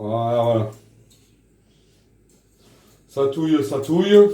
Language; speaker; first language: French; native; French